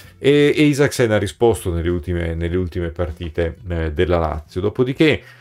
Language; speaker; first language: Italian; native; Italian